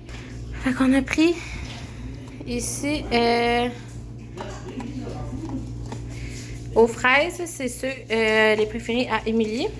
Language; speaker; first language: French; native; French